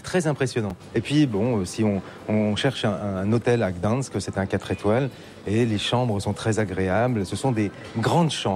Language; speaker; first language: French; native; French